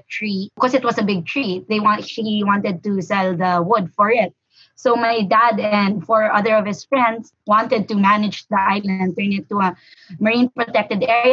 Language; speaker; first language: English; non-native, local second language; Hiligaynon